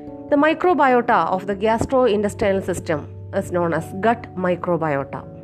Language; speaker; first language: English; non-native, local second language; Malayalam